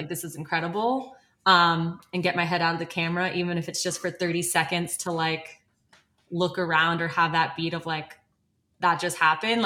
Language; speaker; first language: English; native; English